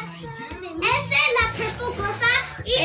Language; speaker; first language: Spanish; early bilingual, heritage; English